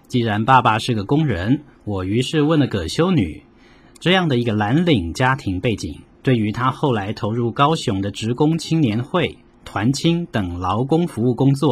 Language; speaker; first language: Chinese; native; Chinese